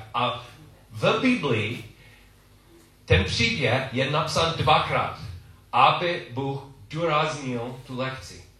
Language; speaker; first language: Czech; non-native, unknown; English